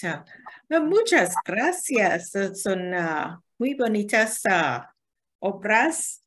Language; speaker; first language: Spanish; non-native, learner; English